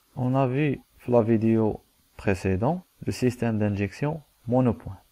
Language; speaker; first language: French; non-native, local second language; Arabic